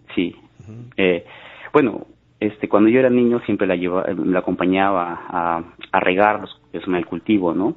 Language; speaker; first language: Spanish; native; Spanish